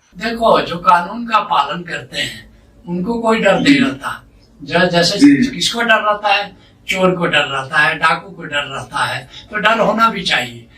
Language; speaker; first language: Hindi; native; Hindi